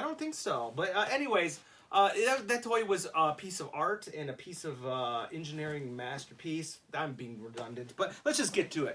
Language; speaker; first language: English; native; English